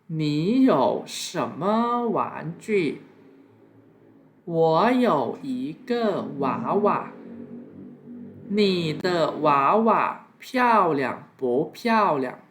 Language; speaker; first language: Chinese; non-native, fluent; Thai